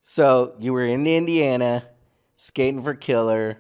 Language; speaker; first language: English; native; English